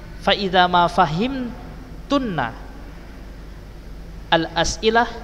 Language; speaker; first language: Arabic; non-native, fluent; Indonesian